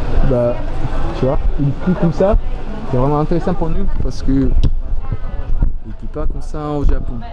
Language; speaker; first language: French; non-native, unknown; Japanese